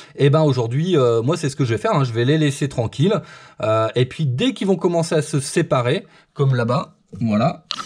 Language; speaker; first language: French; native; French